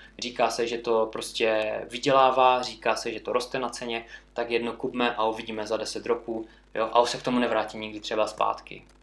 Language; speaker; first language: Czech; native; Czech